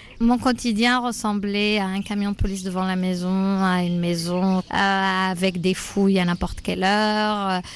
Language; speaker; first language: French; non-native, local second language; Arabic